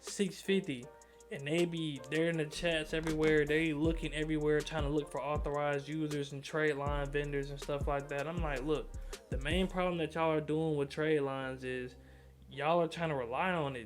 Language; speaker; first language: English; native; English